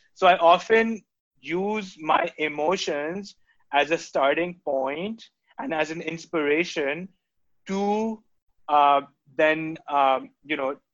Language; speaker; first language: English; non-native, local second language; Urdu